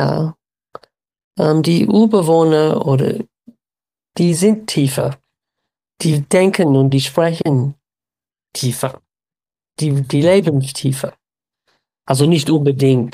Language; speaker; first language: German; non-native, fluent; English